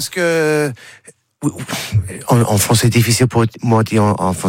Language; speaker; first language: French; non-native, learner; English